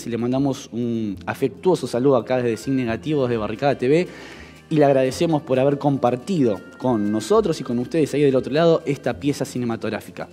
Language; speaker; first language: Spanish; native; Spanish